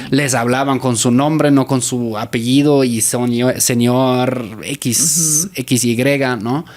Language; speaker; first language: Spanish; native; Spanish